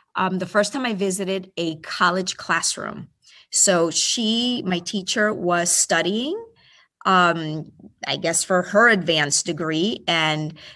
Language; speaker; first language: English; early bilingual, other home language; Spanish